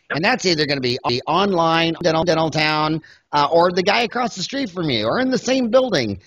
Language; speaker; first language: English; native; English